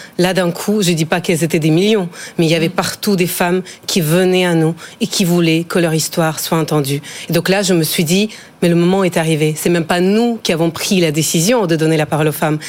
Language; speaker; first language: French; non-native, fluent; Ukrainian